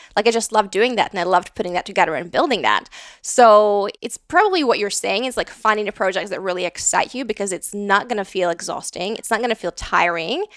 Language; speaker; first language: English; non-native, fluent; Latvian